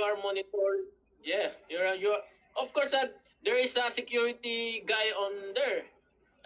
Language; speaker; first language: English; non-native, learner; Filipino